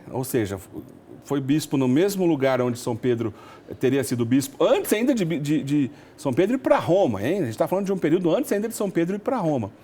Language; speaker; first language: Portuguese; native; Portuguese